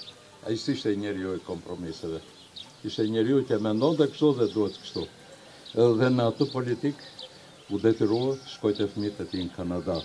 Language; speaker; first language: Albanian; native; Albanian